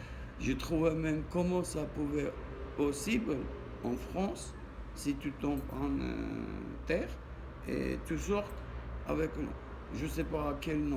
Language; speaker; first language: French; non-native, learner; Armenian